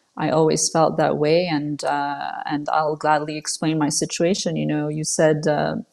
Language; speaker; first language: English; non-native, fluent; French